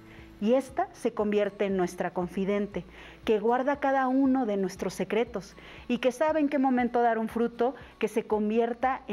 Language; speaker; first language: Spanish; native; Spanish